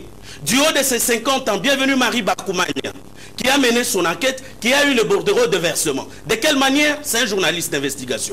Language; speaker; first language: French; non-native, local second language; Lingala